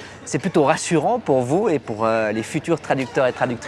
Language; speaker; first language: French; native; French